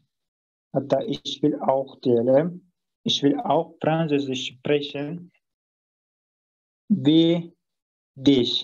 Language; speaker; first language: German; non-native, fluent; Turkish